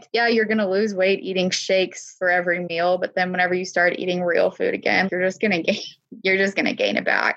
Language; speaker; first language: English; native; English